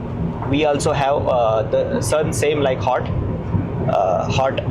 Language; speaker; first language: English; non-native, local second language; Hindi